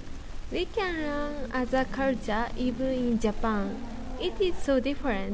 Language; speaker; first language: English; non-native, learner; Japanese